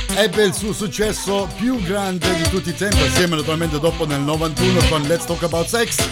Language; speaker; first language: Italian; native; Italian